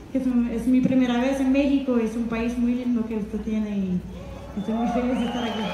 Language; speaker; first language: Spanish; non-native, fluent; French